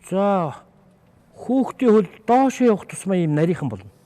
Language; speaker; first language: Mongolian; native; Mongolian